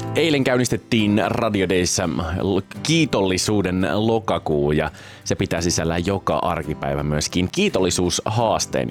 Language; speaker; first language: Finnish; native; Finnish